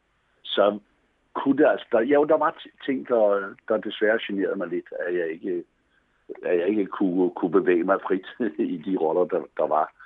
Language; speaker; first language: Danish; native; Danish